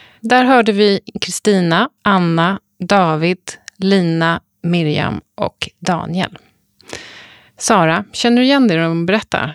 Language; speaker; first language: Swedish; native; Swedish